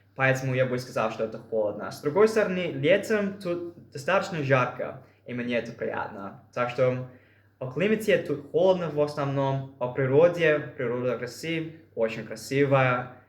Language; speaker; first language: Russian; non-native, fluent; English